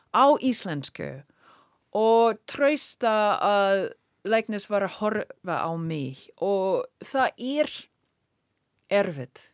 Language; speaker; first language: Icelandic; non-native, learner; English